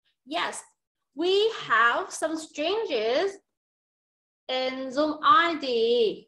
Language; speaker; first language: English; non-native, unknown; Vietnamese